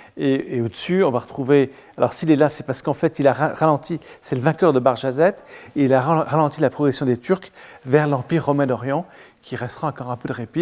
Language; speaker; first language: French; native; French